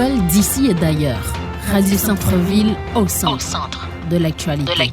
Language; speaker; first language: French; native; French